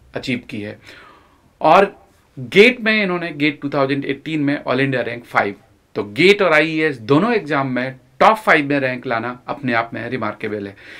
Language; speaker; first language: Hindi; native; Hindi